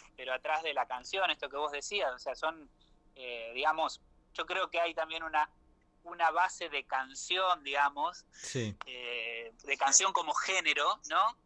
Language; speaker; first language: Spanish; native; Spanish